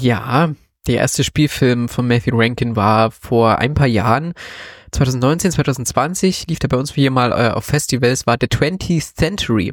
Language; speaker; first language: German; native; German